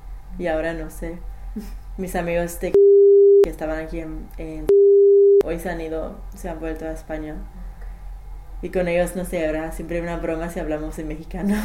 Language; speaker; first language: Spanish; non-native, learner; English